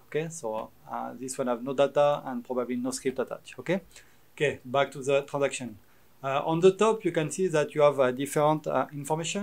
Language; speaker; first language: English; non-native, fluent; French